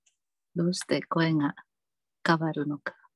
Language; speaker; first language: Japanese; non-native, fluent; Indonesian